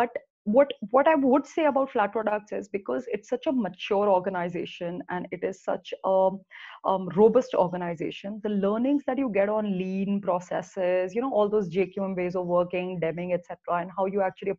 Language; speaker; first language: English; non-native, local second language; Hindi